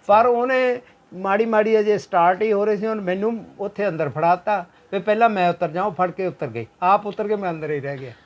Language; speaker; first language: Punjabi; native; Punjabi